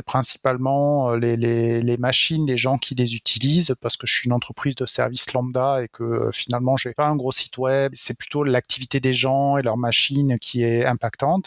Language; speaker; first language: French; native; French